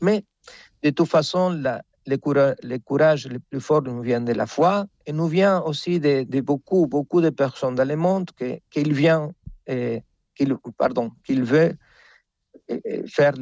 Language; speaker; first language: French; non-native, fluent; Spanish